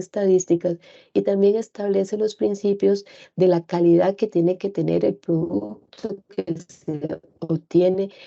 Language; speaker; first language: Spanish; native; Spanish